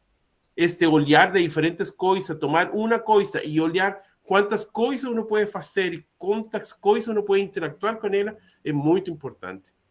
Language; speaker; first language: Portuguese; non-native, learner; Spanish